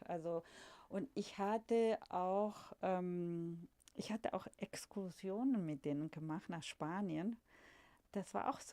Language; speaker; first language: German; non-native, fluent; Spanish